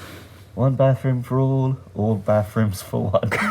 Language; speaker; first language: English; native; English